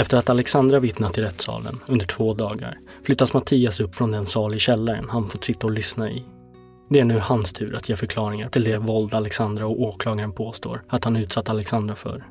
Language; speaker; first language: Swedish; native; Swedish